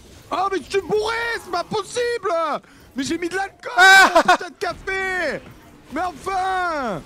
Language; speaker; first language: French; native; French